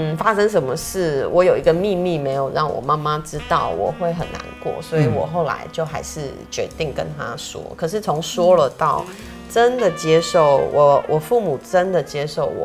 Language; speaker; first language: Chinese; native; Chinese